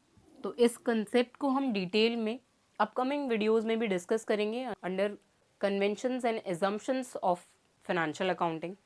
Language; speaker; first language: Hindi; native; Hindi